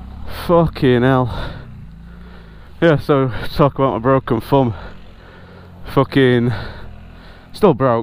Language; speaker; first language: English; native; English